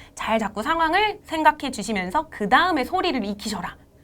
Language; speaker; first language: Korean; native; Korean